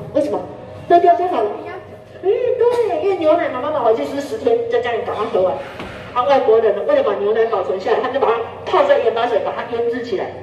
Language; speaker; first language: Chinese; native; Chinese